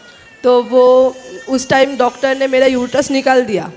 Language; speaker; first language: Hindi; non-native, local second language; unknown